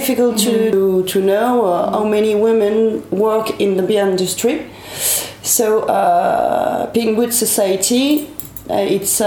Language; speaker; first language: English; non-native, learner; French